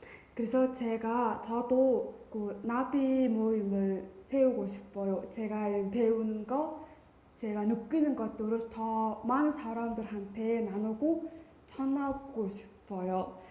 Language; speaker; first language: Korean; non-native, fluent; Mongolian